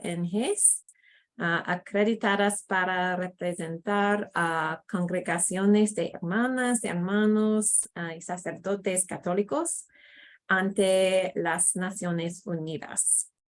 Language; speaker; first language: Spanish; non-native, fluent; English